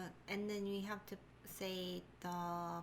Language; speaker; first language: English; non-native, learner; Korean